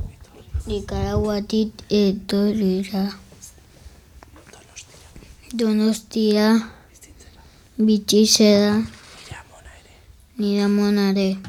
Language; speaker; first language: Basque; non-native, learner; Spanish